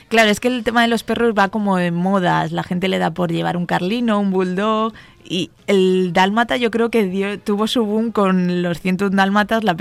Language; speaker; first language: Spanish; native; Spanish